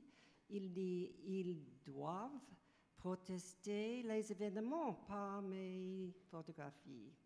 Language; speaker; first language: French; non-native, fluent; English